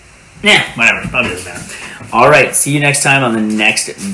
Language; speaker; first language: English; native; English